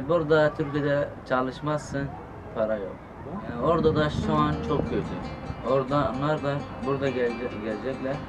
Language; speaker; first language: Turkish; non-native, learner; Arabic